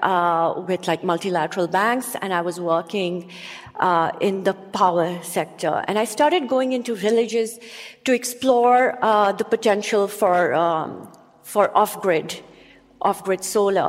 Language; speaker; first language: English; non-native, local second language; Urdu